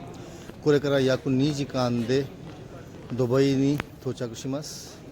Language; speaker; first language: Japanese; non-native, fluent; Urdu